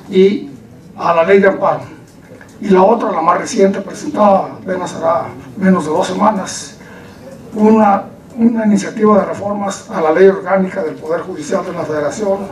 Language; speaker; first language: Spanish; native; Spanish